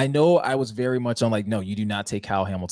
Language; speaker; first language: English; native; English